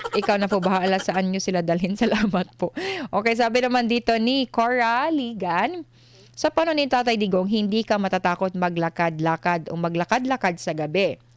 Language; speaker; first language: Filipino; non-native, local second language; Cebuano